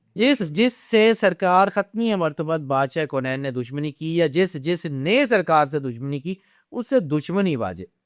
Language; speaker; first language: Urdu; non-native, local second language; Punjabi